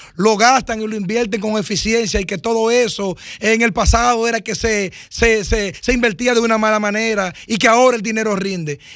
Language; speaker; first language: Spanish; native; Spanish